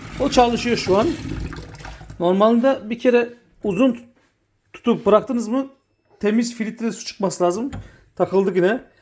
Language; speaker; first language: Turkish; early bilingual, heritage; Turkish